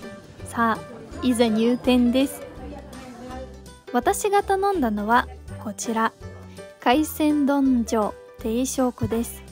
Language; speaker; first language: Japanese; non-native, fluent; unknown